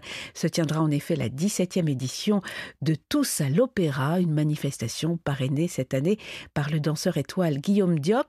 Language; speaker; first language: French; native; French